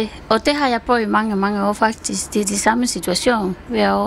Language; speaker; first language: Danish; non-native, fluent; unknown